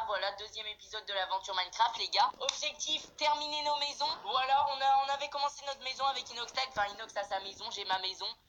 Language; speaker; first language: French; native; French